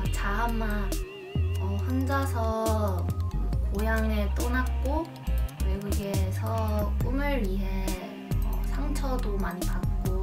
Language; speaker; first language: Korean; non-native, fluent; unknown